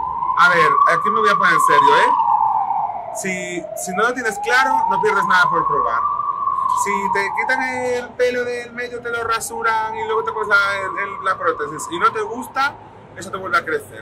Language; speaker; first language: Spanish; native; Spanish